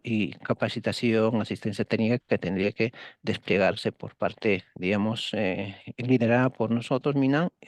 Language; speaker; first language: Spanish; native; Spanish